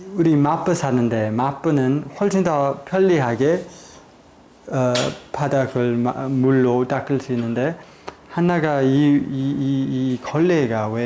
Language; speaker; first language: Korean; non-native, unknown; English